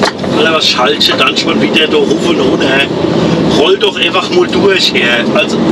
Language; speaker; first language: German; native; German